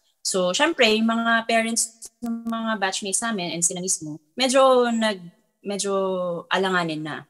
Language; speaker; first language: Filipino; native; Filipino